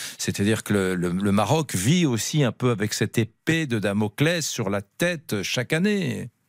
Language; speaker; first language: French; native; French